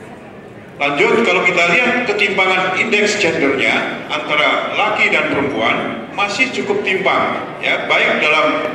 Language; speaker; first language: Indonesian; native; Indonesian